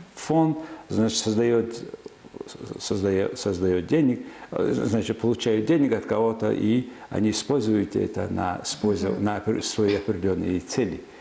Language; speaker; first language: Russian; non-native, fluent; Mongolian